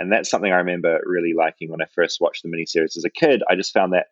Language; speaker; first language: English; native; English